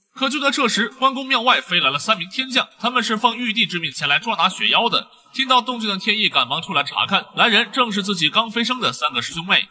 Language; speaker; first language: Chinese; native; Chinese